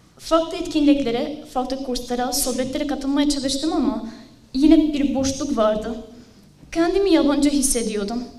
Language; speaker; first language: Turkish; non-native, fluent; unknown